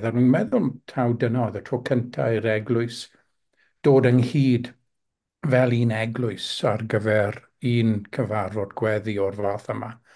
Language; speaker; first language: Welsh; non-native, local second language; English